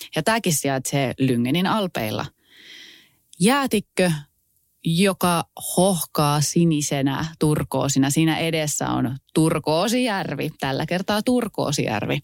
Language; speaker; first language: Finnish; native; Finnish